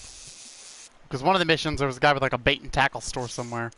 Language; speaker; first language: English; native; English